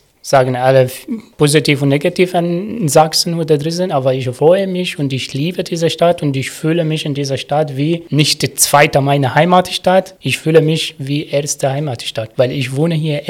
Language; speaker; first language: German; non-native, learner; Arabic